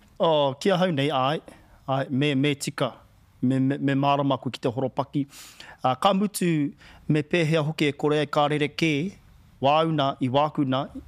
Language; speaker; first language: Māori; non-native, local second language; English